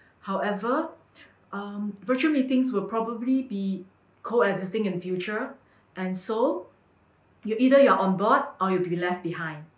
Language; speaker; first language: English; native; English